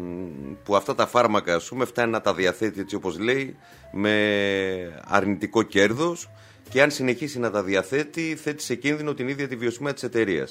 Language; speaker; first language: Greek; native; Greek